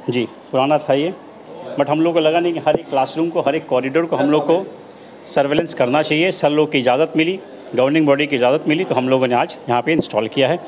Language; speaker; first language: Hindi; non-native, local second language; Urdu